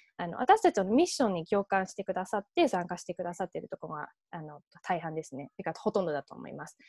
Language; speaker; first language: Japanese; early bilingual, heritage; Japanese